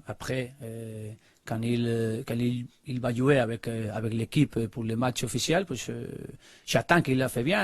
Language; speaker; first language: French; non-native, learner; Spanish